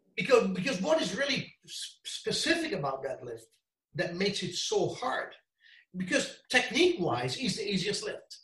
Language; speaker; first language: English; non-native, fluent; Italian